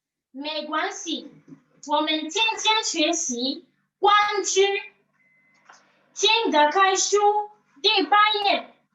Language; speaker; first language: Chinese; non-native, learner; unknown